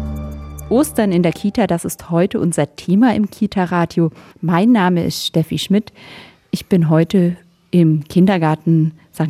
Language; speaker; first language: German; native; German